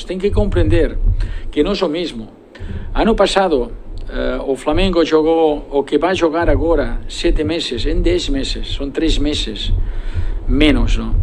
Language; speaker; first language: Portuguese; non-native, fluent; Spanish